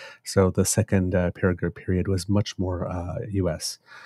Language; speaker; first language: English; native; English